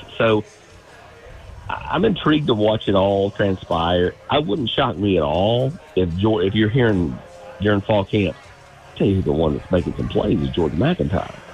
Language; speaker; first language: English; native; English